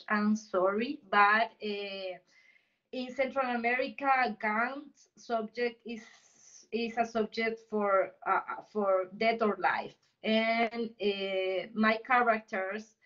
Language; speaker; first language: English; non-native, learner; Spanish